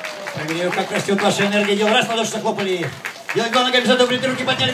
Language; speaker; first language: Russian; native; Russian